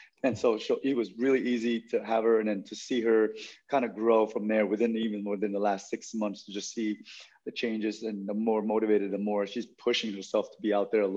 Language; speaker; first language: English; non-native, local second language; Filipino